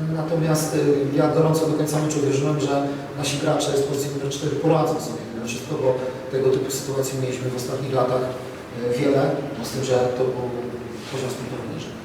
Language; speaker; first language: Polish; native; Polish